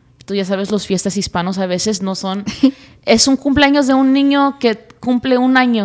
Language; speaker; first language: Spanish; early bilingual, heritage; Spanish